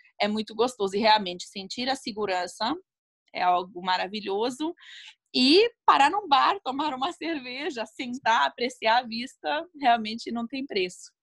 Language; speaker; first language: Portuguese; non-native, fluent; Hungarian